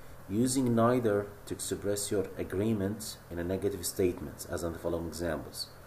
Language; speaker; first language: English; non-native, fluent; Arabic